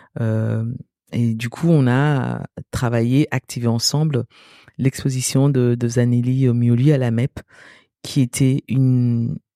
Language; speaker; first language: French; early bilingual, other home language; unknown